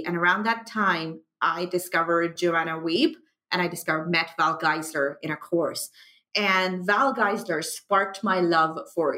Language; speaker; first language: English; non-native, local second language; Urdu